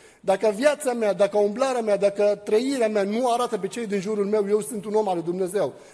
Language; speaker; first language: Romanian; non-native, fluent; Arabic